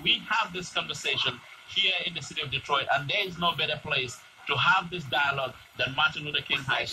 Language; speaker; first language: English; native; English